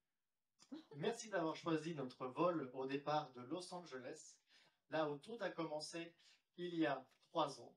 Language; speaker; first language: French; native; French